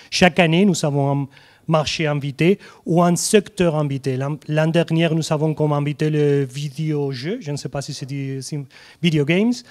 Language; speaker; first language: French; non-native, fluent; Spanish